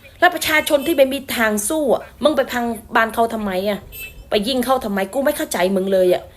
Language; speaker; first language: Thai; non-native, fluent; Khmer